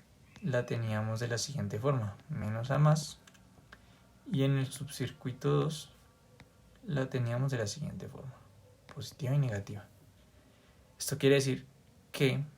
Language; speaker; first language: Spanish; native; Spanish